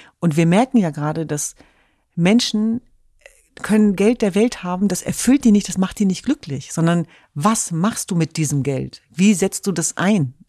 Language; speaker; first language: German; early bilingual, other home language; Kurdish